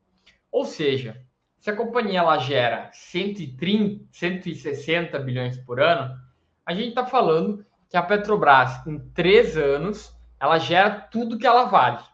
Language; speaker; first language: Portuguese; native; Portuguese